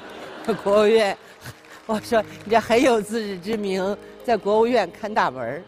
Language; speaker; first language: Chinese; native; Chinese